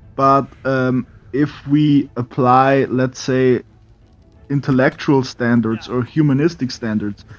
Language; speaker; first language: English; non-native, fluent; German